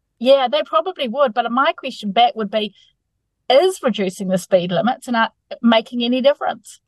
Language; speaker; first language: English; native; English